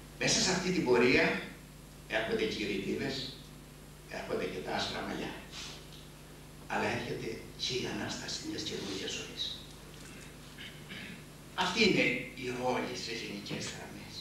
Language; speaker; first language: Greek; native; Greek